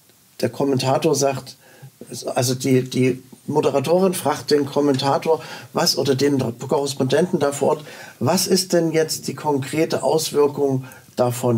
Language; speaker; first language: German; native; German